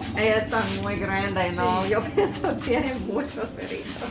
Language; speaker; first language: Spanish; non-native, learner; English